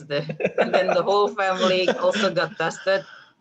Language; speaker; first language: English; non-native, fluent; Indonesian